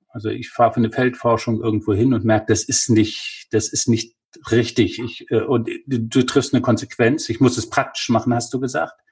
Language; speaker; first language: German; native; German